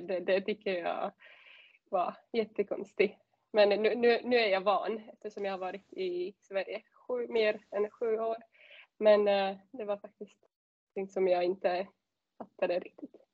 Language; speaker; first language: Swedish; non-native, fluent; Czech